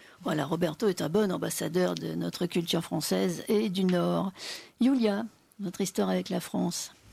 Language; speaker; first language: French; native; French